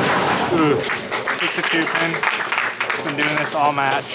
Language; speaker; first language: English; native; English